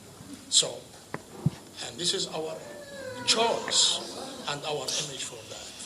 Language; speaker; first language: English; non-native, fluent; Arabic